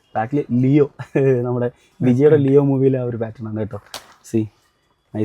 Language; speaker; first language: Malayalam; native; Malayalam